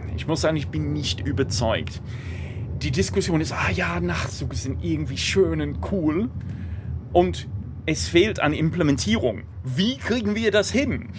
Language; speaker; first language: German; non-native, fluent; English